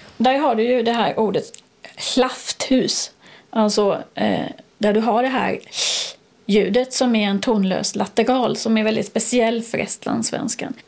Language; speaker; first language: Swedish; native; Swedish